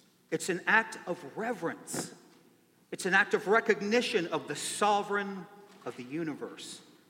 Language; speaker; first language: English; native; English